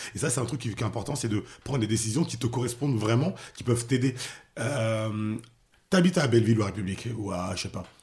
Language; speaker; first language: French; early bilingual, other home language; Haitian Creole